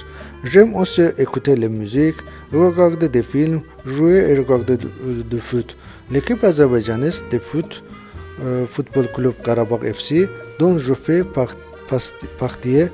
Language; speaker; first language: French; non-native, learner; Azerbaijani